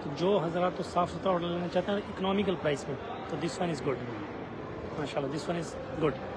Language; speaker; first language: Urdu; non-native, local second language; Saraiki